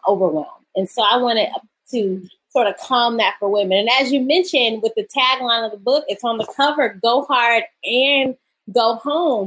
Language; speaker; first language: English; native; English